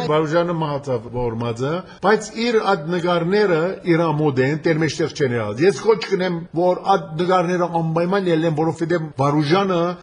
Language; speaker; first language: Armenian; early bilingual, heritage; Armenian